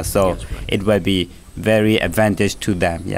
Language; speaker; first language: English; non-native, learner; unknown